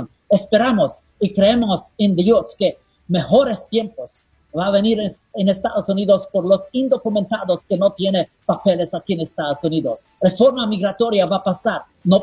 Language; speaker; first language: Spanish; non-native, fluent; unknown